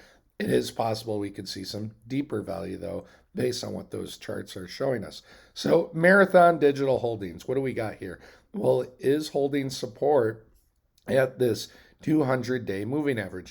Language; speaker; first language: English; native; English